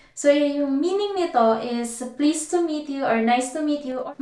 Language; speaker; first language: English; non-native, local second language; Filipino